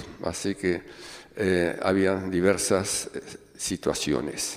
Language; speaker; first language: Spanish; early bilingual, other home language; German